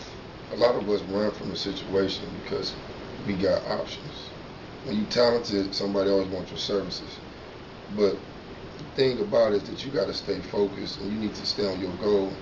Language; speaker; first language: English; native; English